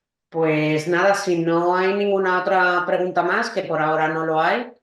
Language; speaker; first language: Spanish; native; Spanish